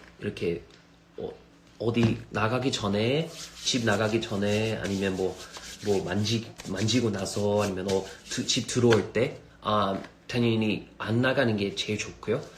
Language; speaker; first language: Korean; non-native, fluent; English